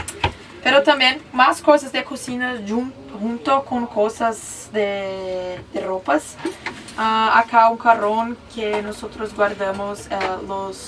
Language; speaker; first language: Spanish; non-native, learner; Portuguese